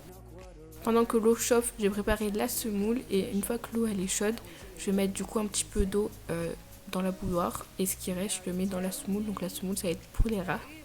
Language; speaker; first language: French; native; French